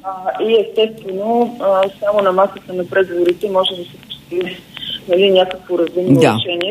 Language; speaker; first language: Bulgarian; native; Bulgarian